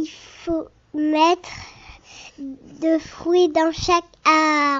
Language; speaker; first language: French; native; French